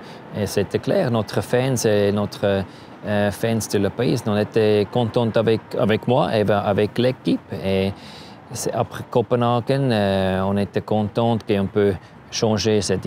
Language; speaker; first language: French; non-native, learner; German